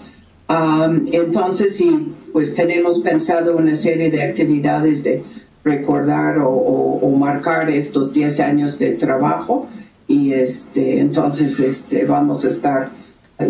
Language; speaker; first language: Spanish; native; Spanish